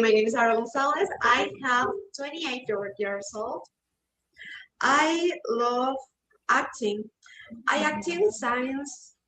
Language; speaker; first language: English; non-native, learner; Spanish